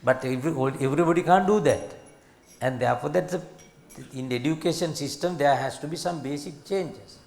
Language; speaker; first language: English; non-native, local second language; Sinhala